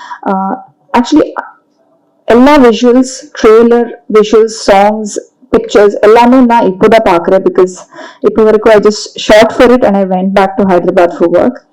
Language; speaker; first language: Tamil; non-native, learner; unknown